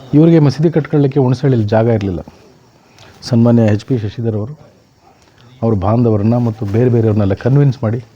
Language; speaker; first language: Kannada; native; Kannada